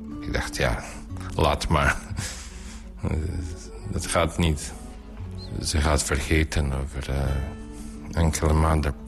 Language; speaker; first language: Dutch; non-native, learner; Bosnian